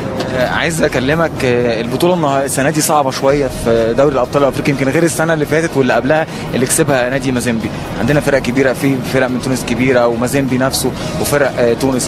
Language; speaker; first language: Arabic; native; Arabic